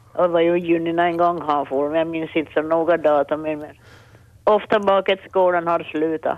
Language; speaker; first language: Swedish; native; Swedish